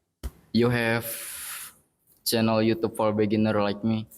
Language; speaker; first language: English; non-native, learner; Indonesian